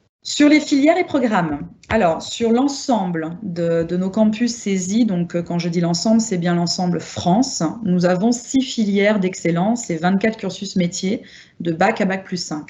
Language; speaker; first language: French; native; French